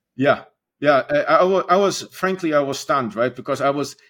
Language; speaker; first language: English; non-native, fluent; German